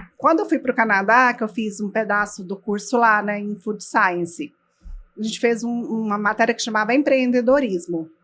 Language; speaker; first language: Portuguese; native; Portuguese